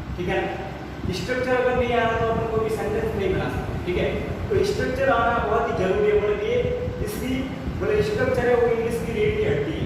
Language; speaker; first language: Hindi; native; Hindi